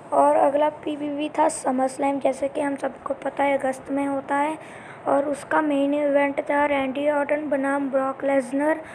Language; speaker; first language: Hindi; non-native, local second language; Punjabi